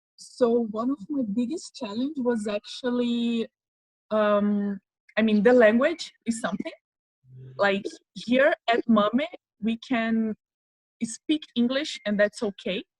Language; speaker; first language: English; non-native, fluent; Portuguese